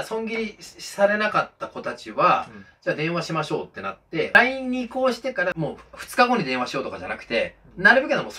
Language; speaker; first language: Japanese; native; Japanese